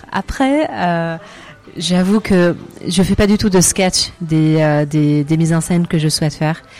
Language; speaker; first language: French; non-native, fluent; Arabic